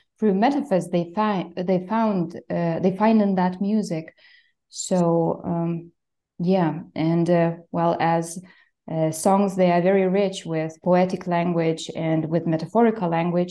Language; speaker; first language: English; non-native, fluent; Lithuanian